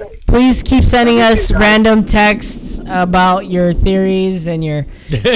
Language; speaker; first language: English; early bilingual, other home language; Spanish